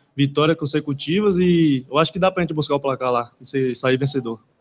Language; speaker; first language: Portuguese; native; Portuguese